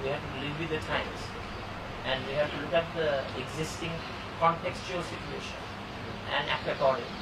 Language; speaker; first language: English; non-native, local second language; Sinhala